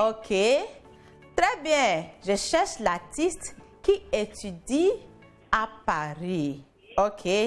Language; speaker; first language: French; non-native, fluent; English